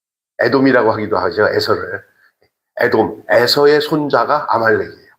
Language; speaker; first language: Korean; native; Korean